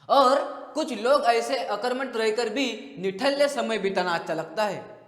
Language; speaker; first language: Hindi; non-native, local second language; Marathi